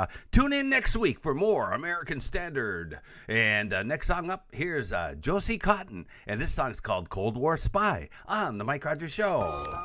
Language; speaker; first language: English; native; English